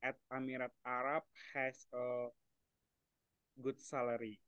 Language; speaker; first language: English; non-native, learner; Indonesian